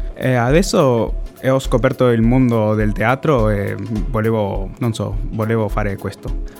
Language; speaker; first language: Italian; non-native, learner; Spanish